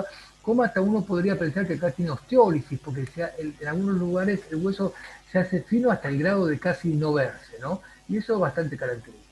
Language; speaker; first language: Spanish; native; Spanish